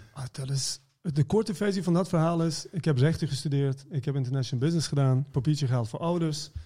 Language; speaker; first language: Dutch; early bilingual, other home language; Persian